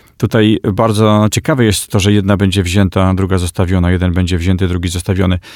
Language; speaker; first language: Polish; native; Polish